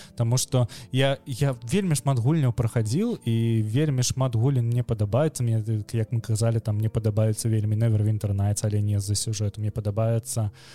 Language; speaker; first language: Belarusian; non-native, local second language; Russian